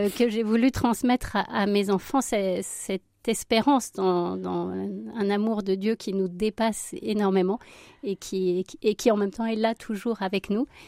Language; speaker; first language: French; early bilingual, other home language; Spanish